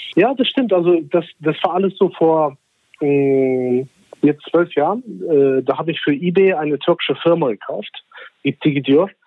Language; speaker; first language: German; early bilingual, other home language; Turkish